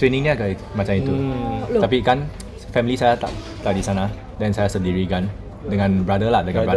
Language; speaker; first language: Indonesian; non-native, learner; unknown